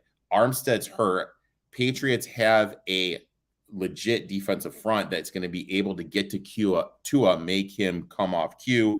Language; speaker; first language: English; native; English